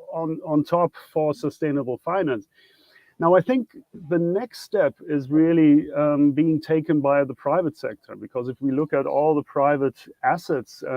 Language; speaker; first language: English; non-native, fluent; German